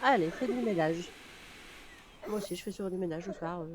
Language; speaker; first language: French; native; French